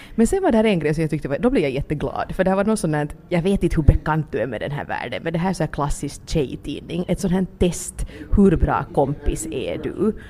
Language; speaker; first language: Swedish; native; Swedish